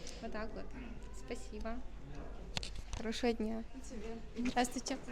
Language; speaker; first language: Russian; non-native, learner; Mongolian